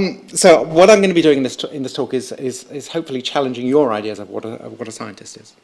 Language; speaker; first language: English; native; English